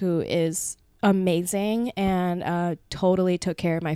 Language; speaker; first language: English; early bilingual, other home language; Spanish